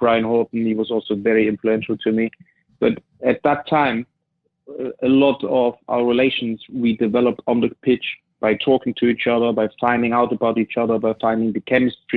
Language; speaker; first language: English; non-native, fluent; German